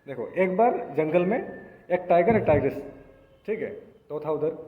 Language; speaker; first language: Hindi; non-native, local second language; Bangla